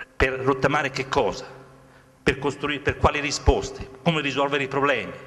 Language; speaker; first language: Italian; native; Italian